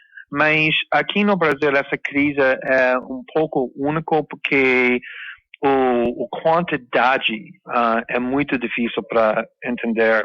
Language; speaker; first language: Portuguese; non-native, fluent; English